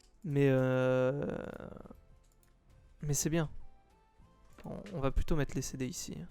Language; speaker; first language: French; native; French